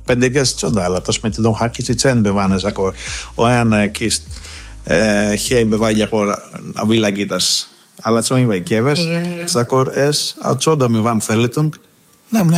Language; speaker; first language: Hungarian; non-native, learner; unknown